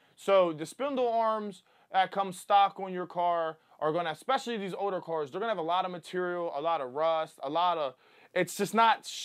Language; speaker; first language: English; native; English